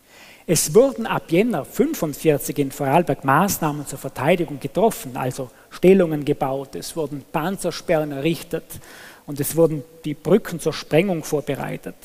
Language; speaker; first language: German; native; German